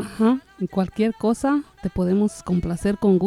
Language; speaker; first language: Spanish; native; Spanish